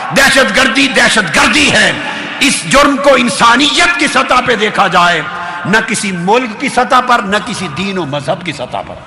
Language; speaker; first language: Urdu; non-native, local second language; Punjabi